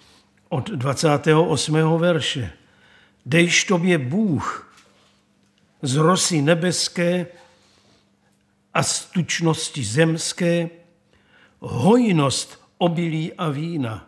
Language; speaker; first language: Czech; native; Czech